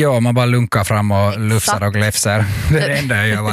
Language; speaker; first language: Swedish; native; Swedish